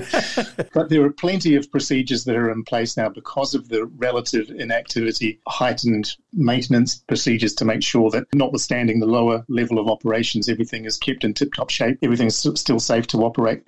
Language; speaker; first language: English; native; English